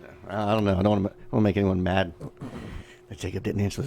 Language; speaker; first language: English; native; English